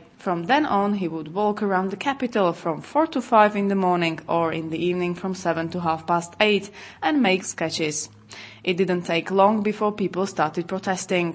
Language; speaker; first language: English; non-native, fluent; Czech